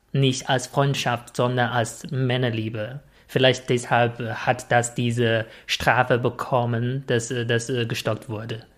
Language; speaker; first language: German; non-native, fluent; Chinese